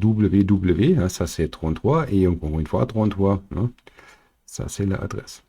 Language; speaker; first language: French; non-native, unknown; German